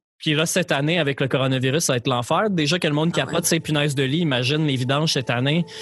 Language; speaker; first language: French; native; French